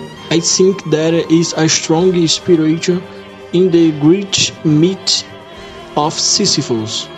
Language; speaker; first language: English; non-native, learner; Portuguese